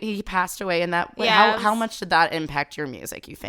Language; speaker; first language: English; native; English